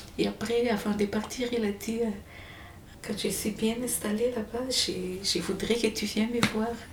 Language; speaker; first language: French; non-native, local second language; Malagasy